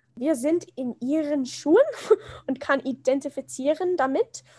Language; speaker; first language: German; non-native, fluent; English